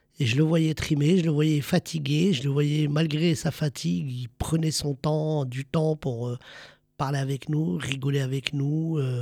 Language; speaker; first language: French; early bilingual, other home language; Arabic